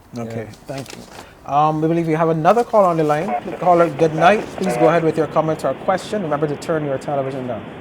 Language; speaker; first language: English; native; English